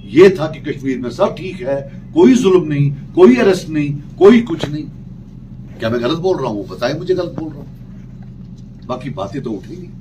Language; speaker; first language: Urdu; non-native, local second language; Kashmiri